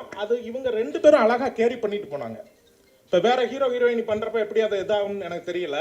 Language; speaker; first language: Tamil; native; Tamil